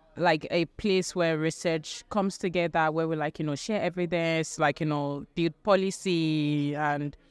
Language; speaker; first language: English; non-native, local second language; Yoruba